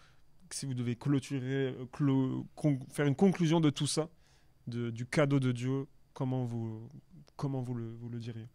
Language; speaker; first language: French; native; French